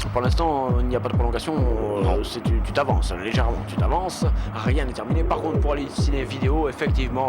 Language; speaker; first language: French; native; French